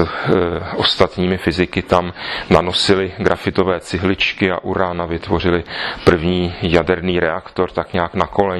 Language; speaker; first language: Czech; native; Czech